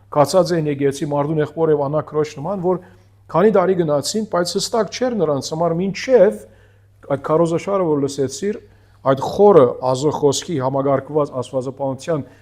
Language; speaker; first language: Armenian; early bilingual, heritage; Armenian